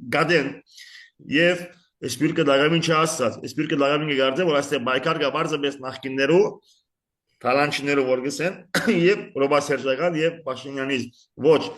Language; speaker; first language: Armenian; early bilingual, heritage; Armenian